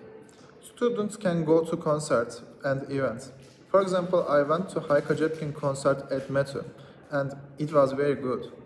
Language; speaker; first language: English; non-native, learner; Turkish